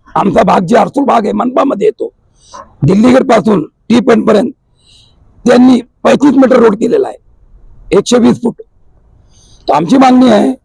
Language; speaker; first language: Marathi; non-native, local second language; Urdu